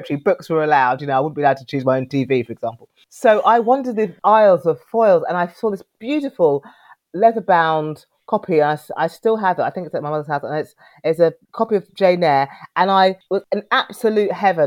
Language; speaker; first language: English; native; English